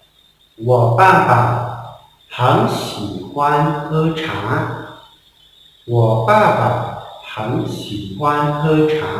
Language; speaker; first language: Chinese; non-native, fluent; Hmong